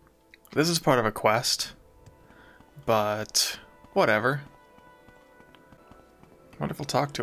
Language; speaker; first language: English; native; English